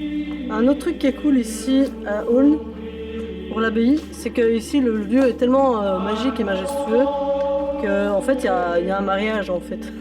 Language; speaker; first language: French; native; French